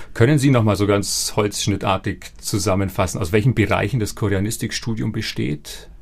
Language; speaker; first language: German; native; German